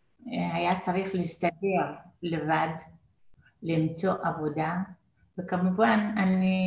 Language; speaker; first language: Hebrew; non-native, fluent; Arabic